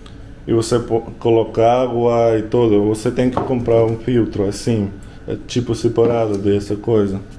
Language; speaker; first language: Portuguese; non-native, learner; Russian